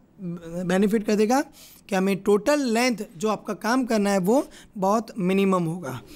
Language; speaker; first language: Hindi; non-native, local second language; Gujarati